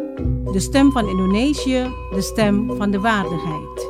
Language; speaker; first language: Dutch; non-native, fluent; Indonesian